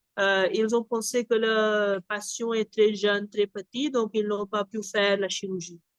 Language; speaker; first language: French; non-native, fluent; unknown